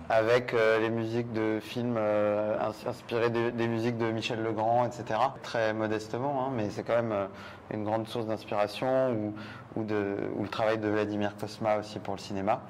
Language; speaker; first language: French; native; French